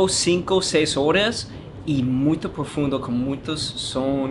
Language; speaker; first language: Portuguese; non-native, learner; English